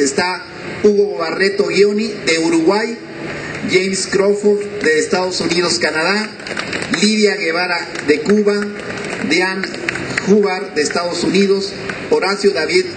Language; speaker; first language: Spanish; native; Spanish